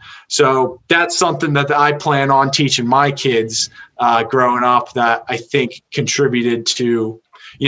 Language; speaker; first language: English; native; English